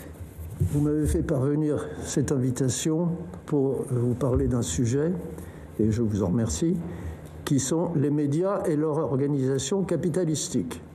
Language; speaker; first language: French; native; French